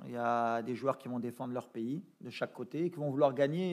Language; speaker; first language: French; early bilingual, other home language; Arabic